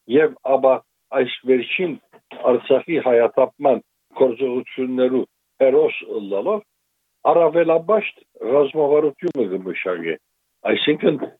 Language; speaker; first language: Armenian; native; Armenian